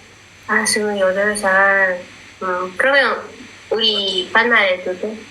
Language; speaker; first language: Korean; non-native, learner; Filipino